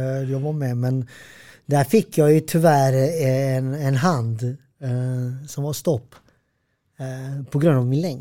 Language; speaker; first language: Swedish; early bilingual, other home language; Serbian